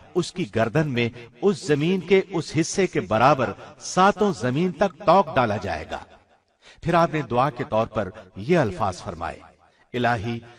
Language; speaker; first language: Urdu; native; Urdu